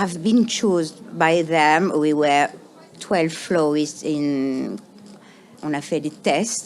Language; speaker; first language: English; non-native, fluent; French